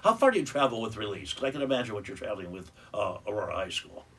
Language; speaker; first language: English; native; English